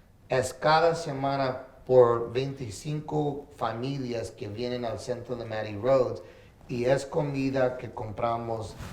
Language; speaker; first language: Spanish; early bilingual, heritage; English